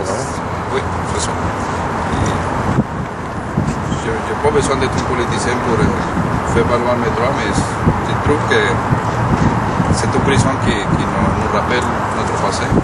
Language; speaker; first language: French; non-native, learner; Spanish